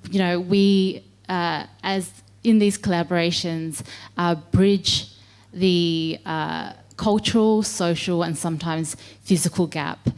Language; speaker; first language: English; native; English